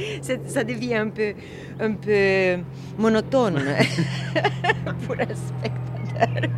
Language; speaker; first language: French; non-native, fluent; Swedish